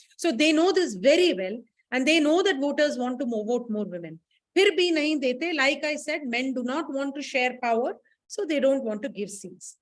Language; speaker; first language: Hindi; non-native, local second language; Tamil